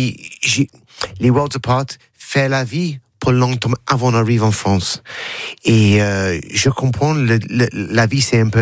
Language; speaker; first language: French; non-native, learner; English